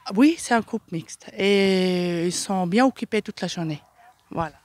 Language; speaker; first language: French; non-native, fluent; German